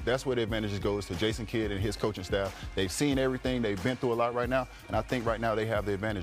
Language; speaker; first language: English; native; English